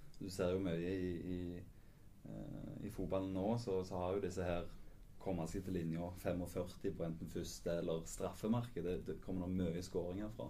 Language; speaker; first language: Norwegian; native; Norwegian